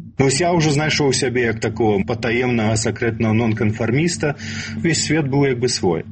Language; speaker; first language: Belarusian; non-native, local second language; Russian